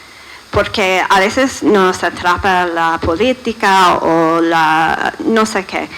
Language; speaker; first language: Spanish; non-native, fluent; English